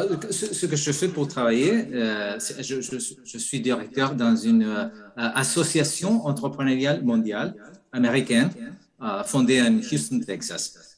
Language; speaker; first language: French; non-native, fluent; Spanish